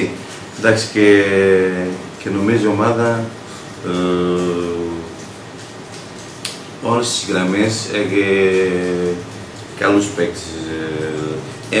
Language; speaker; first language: Greek; non-native, learner; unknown